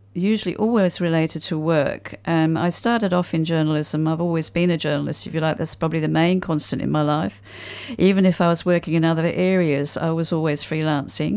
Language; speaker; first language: English; native; English